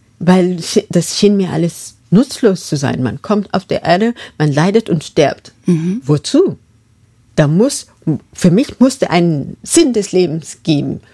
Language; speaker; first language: German; non-native, fluent; Masai